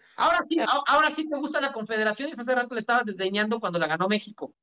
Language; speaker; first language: Spanish; native; Spanish